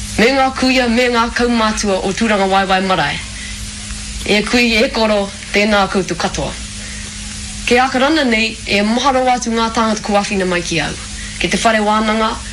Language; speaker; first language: Māori; non-native, local second language; English